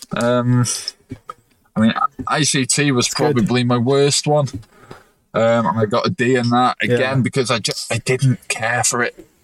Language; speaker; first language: English; native; English